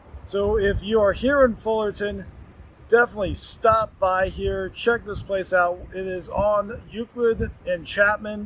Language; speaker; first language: English; native; English